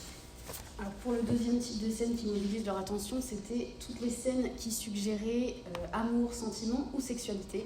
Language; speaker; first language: French; native; French